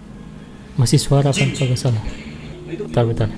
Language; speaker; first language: Indonesian; native; Indonesian